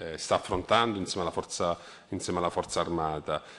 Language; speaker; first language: Italian; native; Italian